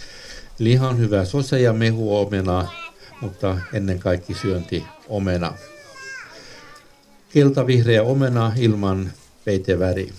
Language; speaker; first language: Finnish; non-native, local second language; Swedish